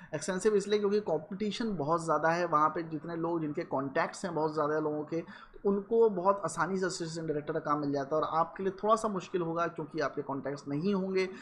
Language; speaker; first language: Hindi; native; Hindi